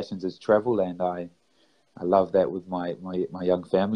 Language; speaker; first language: English; native; English